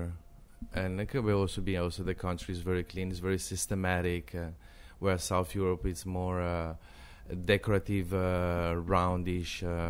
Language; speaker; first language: English; non-native, fluent; Italian